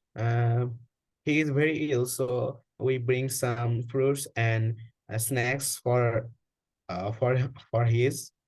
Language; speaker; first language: English; non-native, learner; Bangla